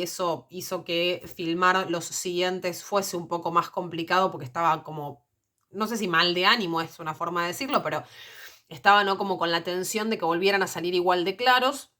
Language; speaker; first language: Spanish; native; Spanish